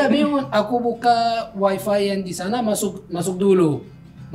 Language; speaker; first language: Indonesian; non-native, learner; Arabic